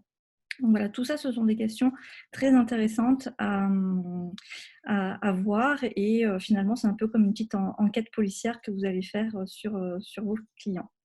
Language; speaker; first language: French; native; French